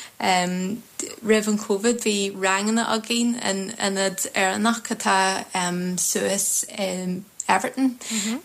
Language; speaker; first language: Irish; non-native, fluent; English